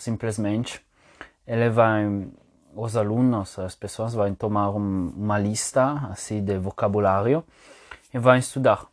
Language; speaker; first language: Portuguese; non-native, fluent; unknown